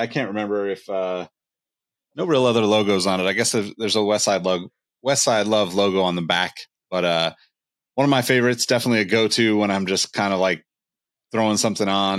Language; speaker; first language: English; native; English